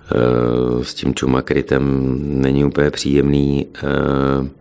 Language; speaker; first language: Czech; native; Czech